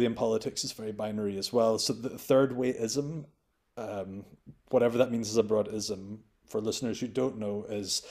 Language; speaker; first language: English; native; English